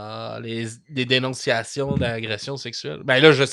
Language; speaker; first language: French; native; French